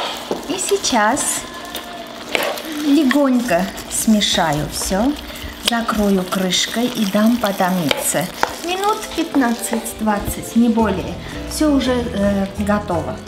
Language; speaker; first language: Russian; non-native, fluent; Armenian